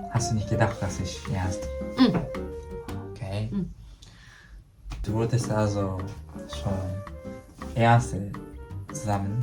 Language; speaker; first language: German; non-native, learner; Japanese